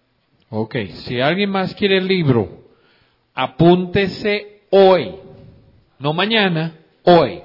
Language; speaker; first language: Spanish; native; Spanish